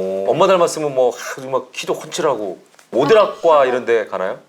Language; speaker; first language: Korean; native; Korean